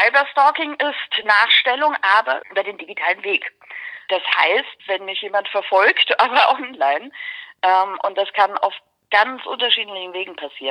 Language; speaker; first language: German; native; German